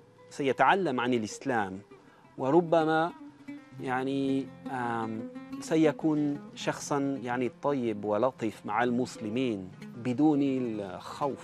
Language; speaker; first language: Arabic; non-native, fluent; French